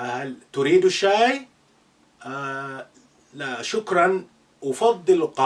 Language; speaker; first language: Arabic; non-native, fluent; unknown